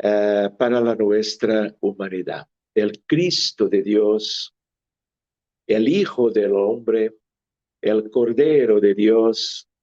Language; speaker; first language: Spanish; non-native, fluent; Portuguese